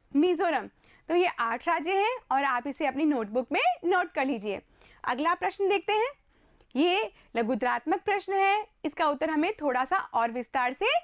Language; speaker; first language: Hindi; native; Hindi